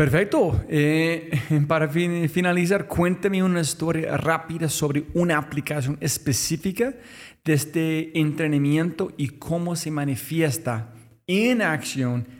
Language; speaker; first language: Spanish; non-native, fluent; English